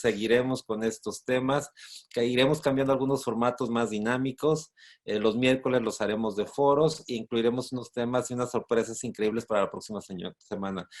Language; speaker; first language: Spanish; native; Spanish